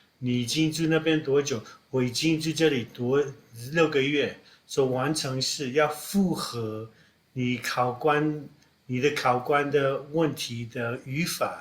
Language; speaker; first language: Chinese; non-native, fluent; English